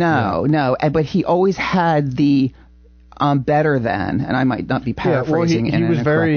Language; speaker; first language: English; native; English